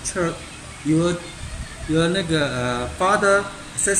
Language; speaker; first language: English; non-native, learner; Chinese